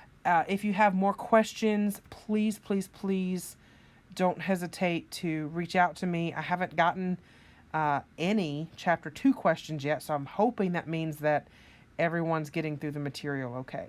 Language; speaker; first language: English; native; English